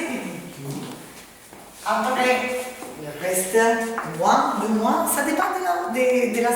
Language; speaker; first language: French; non-native, fluent; Italian